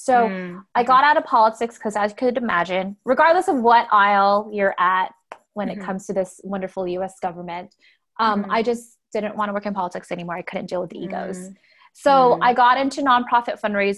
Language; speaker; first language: English; native; English